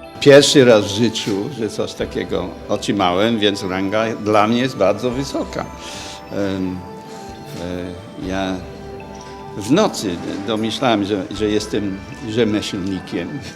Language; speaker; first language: Polish; non-native, fluent; English